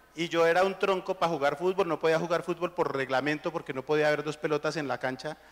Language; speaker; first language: Spanish; native; Spanish